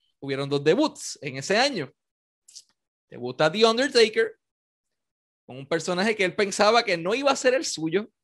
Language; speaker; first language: Spanish; native; Spanish